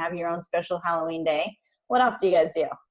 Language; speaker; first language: English; native; English